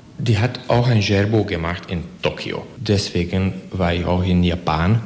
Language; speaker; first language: German; non-native, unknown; Hungarian